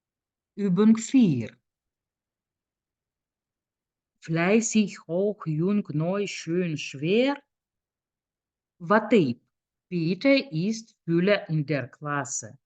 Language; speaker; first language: German; non-native, fluent; Lithuanian